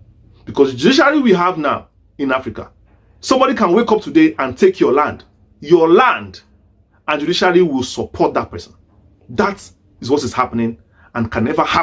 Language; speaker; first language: English; non-native, local second language; Igbo